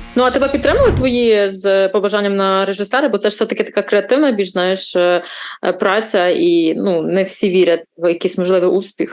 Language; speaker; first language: Ukrainian; native; Ukrainian